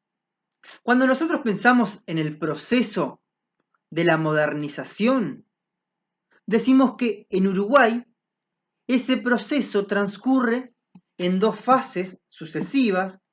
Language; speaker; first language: Spanish; native; Spanish